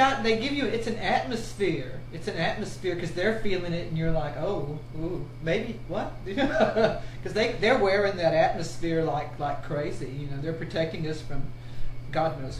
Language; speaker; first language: English; native; English